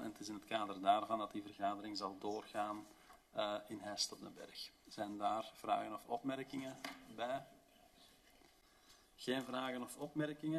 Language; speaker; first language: Dutch; native; Dutch